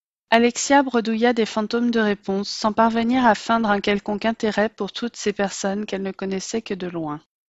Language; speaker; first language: French; native; French